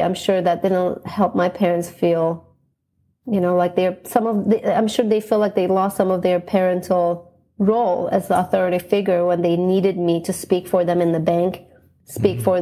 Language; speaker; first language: English; non-native, fluent; Turkish